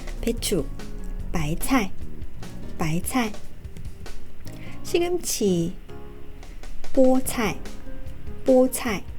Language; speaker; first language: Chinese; non-native, fluent; Korean